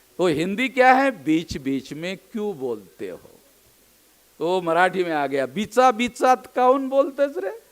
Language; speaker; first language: Hindi; non-native, local second language; Marathi